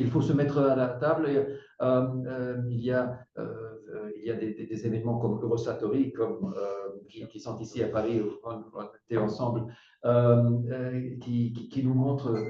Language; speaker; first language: French; non-native, fluent; German